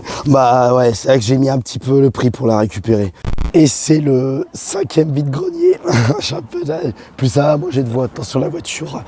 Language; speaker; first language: French; native; French